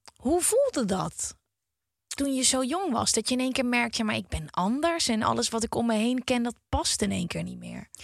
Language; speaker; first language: Dutch; native; Dutch